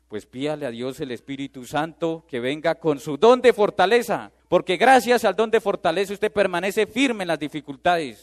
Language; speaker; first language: Spanish; native; Spanish